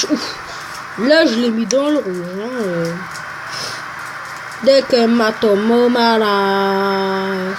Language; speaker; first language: French; native; French